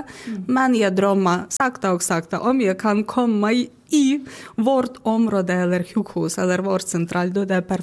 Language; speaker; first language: Swedish; non-native, learner; Ukrainian